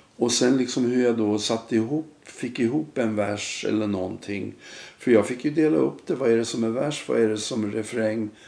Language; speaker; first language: Swedish; native; Swedish